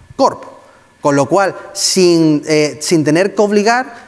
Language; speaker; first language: Spanish; native; Spanish